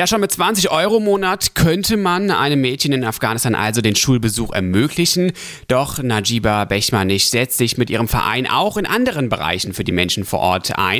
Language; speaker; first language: German; native; German